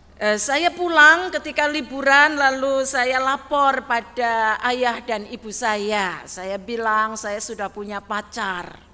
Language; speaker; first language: Indonesian; non-native, local second language; Javanese